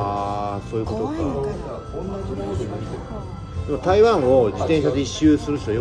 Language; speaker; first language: Japanese; native; Japanese